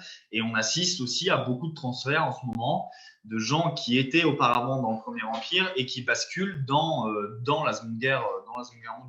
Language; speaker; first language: French; native; French